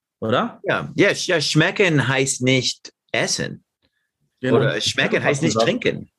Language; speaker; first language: German; non-native, learner; English